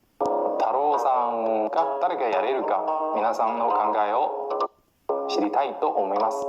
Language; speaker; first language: Japanese; non-native, learner; Chinese